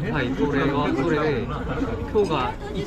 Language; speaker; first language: Japanese; non-native, learner; Korean